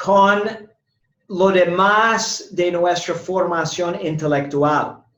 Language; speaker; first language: Spanish; non-native, fluent; English